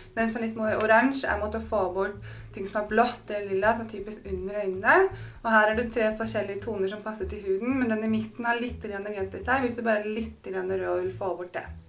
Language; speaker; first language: Norwegian; native; Norwegian